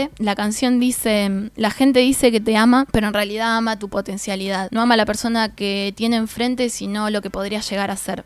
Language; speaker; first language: Spanish; native; Spanish